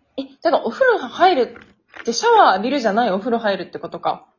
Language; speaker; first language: Japanese; non-native, fluent; Chinese